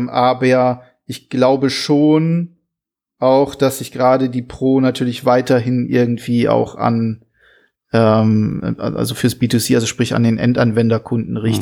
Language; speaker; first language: German; native; German